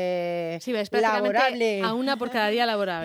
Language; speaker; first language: Spanish; native; Spanish